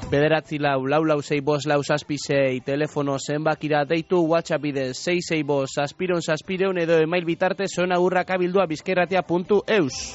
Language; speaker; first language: Basque; native; Basque